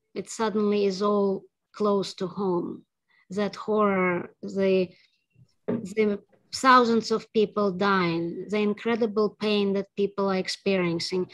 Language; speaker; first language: English; non-native, fluent; Ukrainian